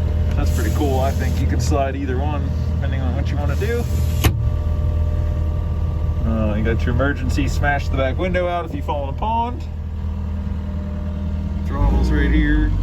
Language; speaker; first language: English; native; English